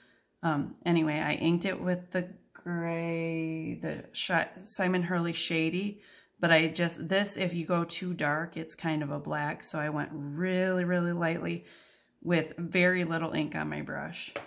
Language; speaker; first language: English; native; English